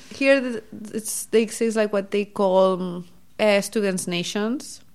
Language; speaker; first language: English; non-native, fluent; Spanish